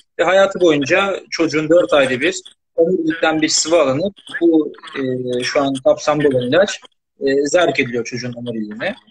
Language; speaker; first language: Turkish; native; Turkish